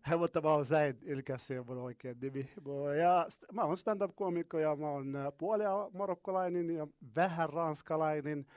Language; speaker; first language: Finnish; non-native, learner; Arabic